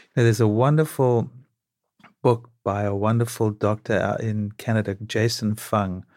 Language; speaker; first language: English; native; English